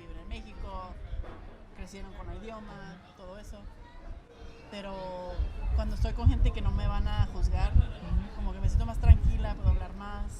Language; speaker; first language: Spanish; early bilingual, heritage; English